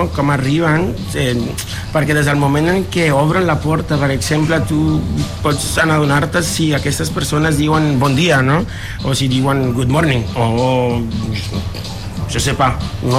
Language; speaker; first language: Catalan; non-native, fluent; Spanish